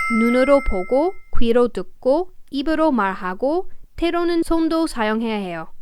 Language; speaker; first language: Korean; non-native, fluent; English